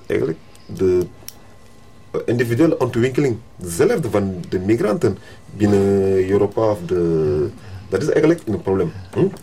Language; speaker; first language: Dutch; non-native, learner; French